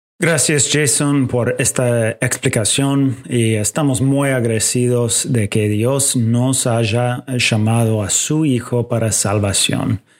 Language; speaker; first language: Spanish; non-native, fluent; English